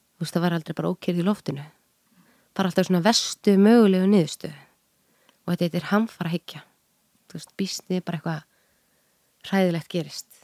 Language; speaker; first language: Icelandic; native; Icelandic